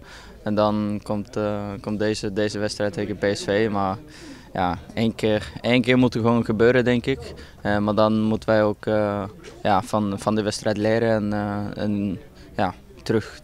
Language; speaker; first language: Dutch; non-native, fluent; Norwegian